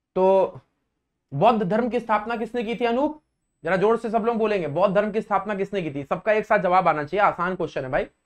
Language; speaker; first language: Hindi; native; Hindi